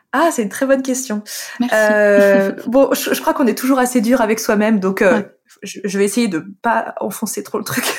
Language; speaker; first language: French; native; French